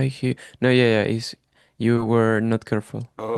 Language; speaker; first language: English; non-native, learner; Spanish